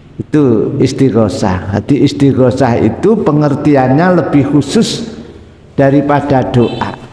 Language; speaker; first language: Indonesian; native; Indonesian